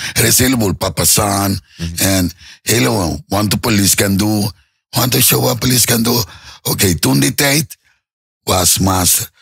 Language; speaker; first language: Dutch; non-native, local second language; Papiamento